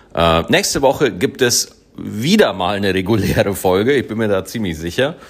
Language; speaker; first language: German; native; German